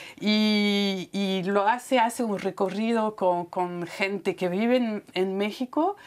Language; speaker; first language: Spanish; non-native, fluent; French